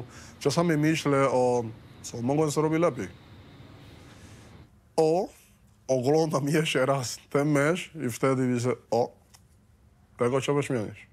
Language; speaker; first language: Polish; non-native, learner; Spanish